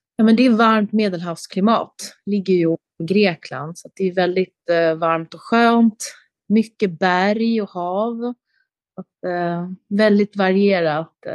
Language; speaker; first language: Swedish; early bilingual, other home language; Albanian